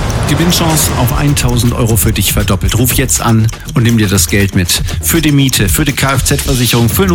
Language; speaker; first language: German; native; German